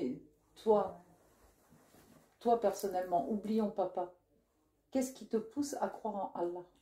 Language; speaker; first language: French; native; French